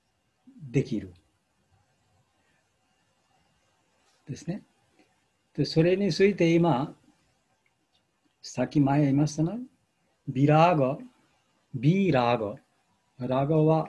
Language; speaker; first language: Japanese; non-native, fluent; Bangla